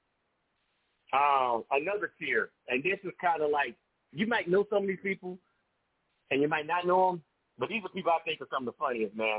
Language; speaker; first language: English; native; English